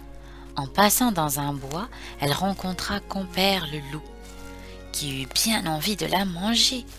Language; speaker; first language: French; native; French